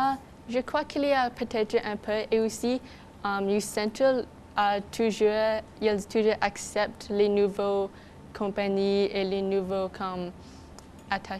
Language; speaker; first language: French; non-native, local second language; English